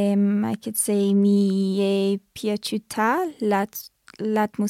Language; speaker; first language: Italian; non-native, learner; English